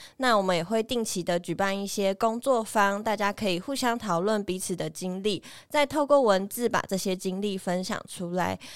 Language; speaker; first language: Chinese; native; Chinese